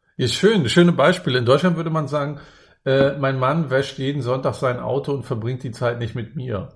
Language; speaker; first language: German; native; German